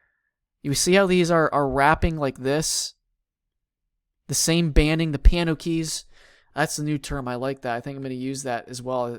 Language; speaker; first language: English; native; English